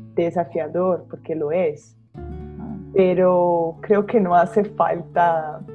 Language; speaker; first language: Spanish; non-native, fluent; Portuguese